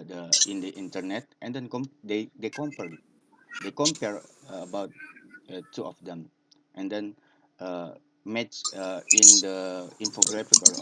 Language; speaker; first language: English; non-native, learner; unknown